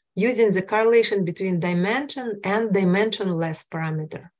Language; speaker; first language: English; non-native, fluent; Russian